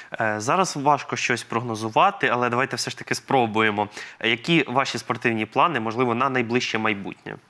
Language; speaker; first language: Ukrainian; native; Ukrainian